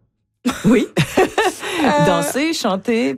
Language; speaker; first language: French; native; French